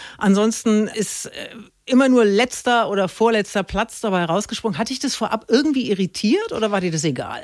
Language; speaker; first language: German; native; German